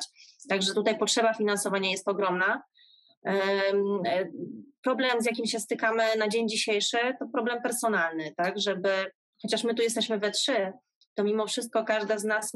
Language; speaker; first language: Polish; native; Polish